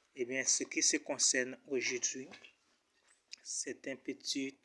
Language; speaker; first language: French; non-native, local second language; Haitian Creole